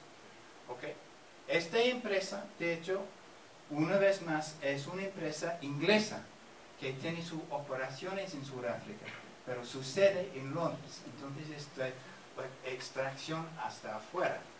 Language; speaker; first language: Spanish; non-native, fluent; English